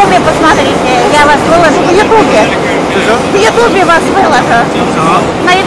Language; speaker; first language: Russian; native; Russian